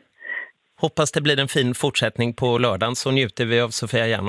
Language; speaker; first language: Swedish; native; Swedish